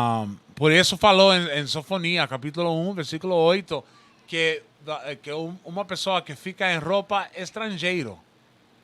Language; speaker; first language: Portuguese; non-native, learner; Spanish